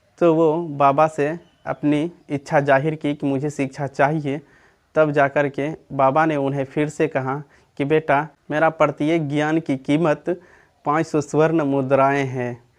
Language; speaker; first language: Hindi; native; Hindi